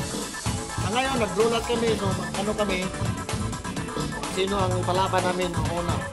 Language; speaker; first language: Filipino; non-native, local second language; Cebuano